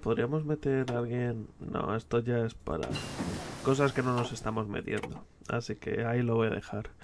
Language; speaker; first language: Spanish; native; Spanish